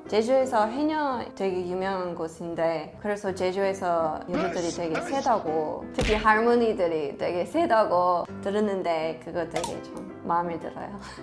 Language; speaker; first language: Korean; non-native, fluent; English